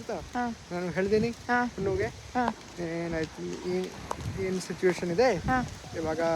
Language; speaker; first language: Kannada; non-native, learner; Hindi